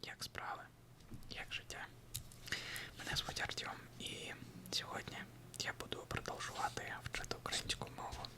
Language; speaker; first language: Ukrainian; non-native, learner; Russian